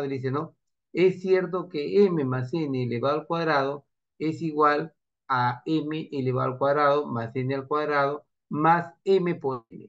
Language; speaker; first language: Spanish; native; Spanish